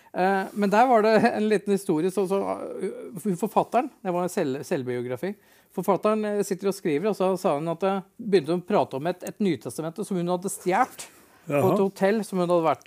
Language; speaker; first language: Norwegian; native; Norwegian